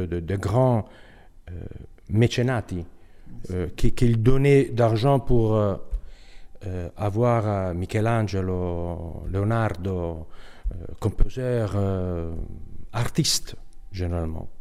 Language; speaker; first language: French; non-native, learner; Italian